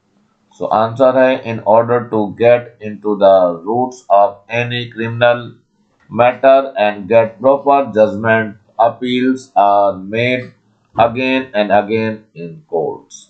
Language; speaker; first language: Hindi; native; Hindi